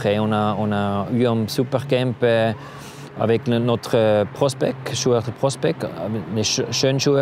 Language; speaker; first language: French; non-native, learner; German